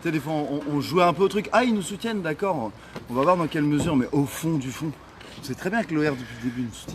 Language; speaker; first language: French; native; French